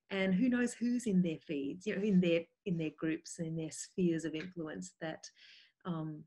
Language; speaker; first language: English; native; English